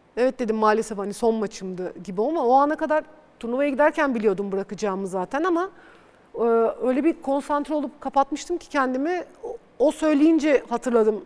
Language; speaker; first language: Turkish; early bilingual, other home language; Bulgarian